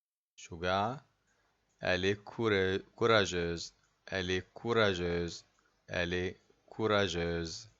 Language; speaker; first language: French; non-native, fluent; Arabic